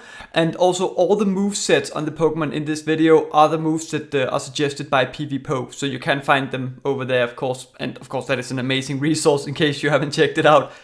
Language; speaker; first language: English; native; English